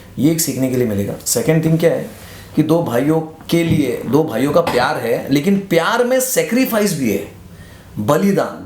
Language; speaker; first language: Hindi; non-native, local second language; Marathi